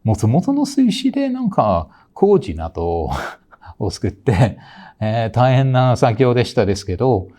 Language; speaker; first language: Japanese; non-native, fluent; English